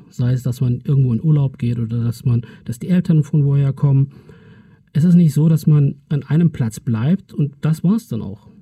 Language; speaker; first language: German; early bilingual, other home language; Turkish